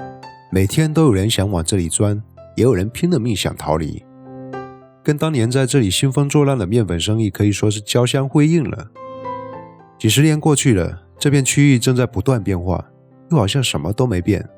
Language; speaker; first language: Chinese; native; Chinese